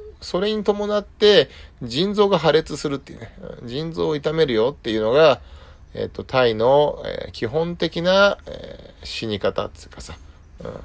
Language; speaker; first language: Japanese; native; Japanese